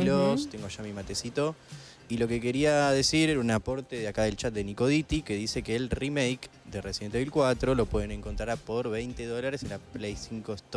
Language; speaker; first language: Spanish; native; Spanish